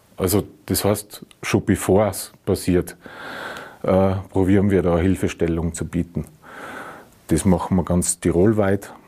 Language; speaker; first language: German; native; German